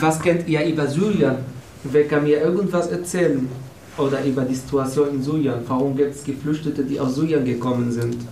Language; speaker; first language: German; non-native, fluent; Arabic